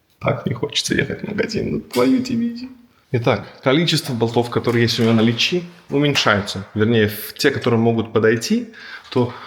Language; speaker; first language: Russian; native; Russian